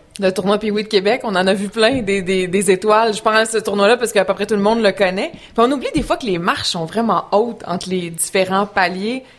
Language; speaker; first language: French; native; French